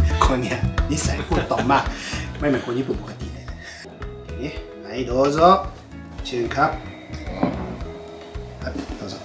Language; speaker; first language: Thai; non-native, fluent; Japanese